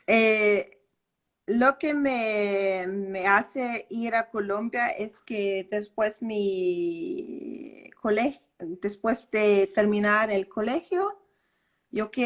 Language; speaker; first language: Spanish; non-native, fluent; Danish